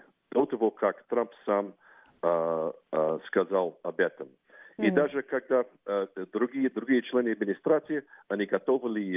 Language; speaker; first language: Russian; non-native, fluent; English